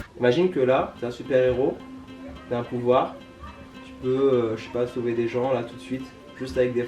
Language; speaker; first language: French; native; French